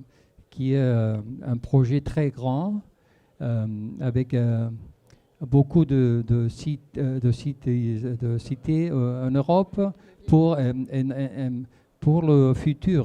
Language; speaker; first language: French; non-native, fluent; Spanish